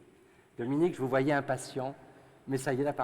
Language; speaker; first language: French; native; French